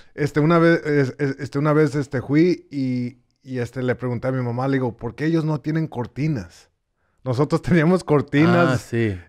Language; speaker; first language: Spanish; early bilingual, heritage; Spanish